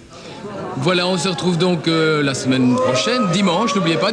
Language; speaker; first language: French; native; French